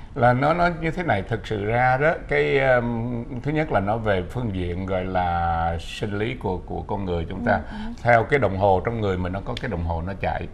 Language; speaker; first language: Vietnamese; native; Vietnamese